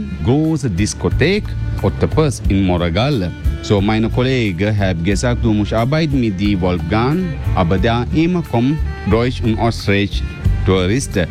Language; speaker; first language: German; non-native, learner; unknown